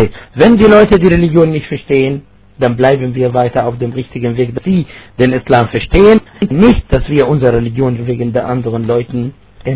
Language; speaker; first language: German; non-native, fluent; Arabic